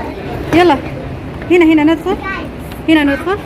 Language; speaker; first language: Arabic; non-native, local second language; Indonesian